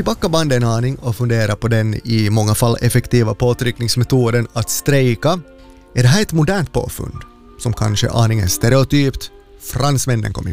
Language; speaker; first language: Swedish; native; Swedish